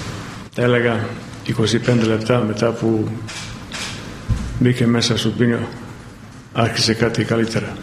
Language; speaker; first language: Greek; non-native, fluent; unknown